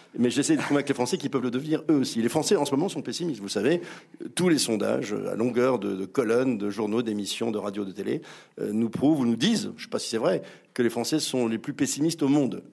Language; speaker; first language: French; native; French